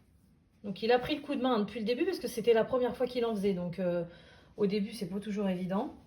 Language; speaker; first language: French; native; French